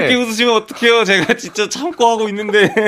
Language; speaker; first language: Korean; native; Korean